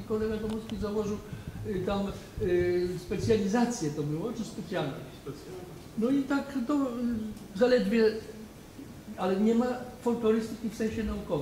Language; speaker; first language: Polish; native; Polish